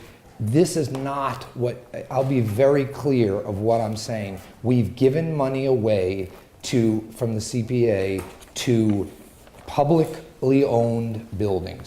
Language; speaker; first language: English; native; English